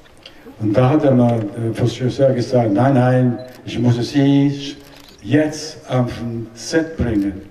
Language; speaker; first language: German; non-native, learner; Italian